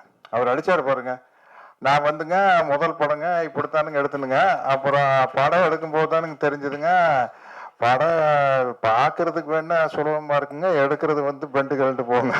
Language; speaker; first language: Tamil; native; Tamil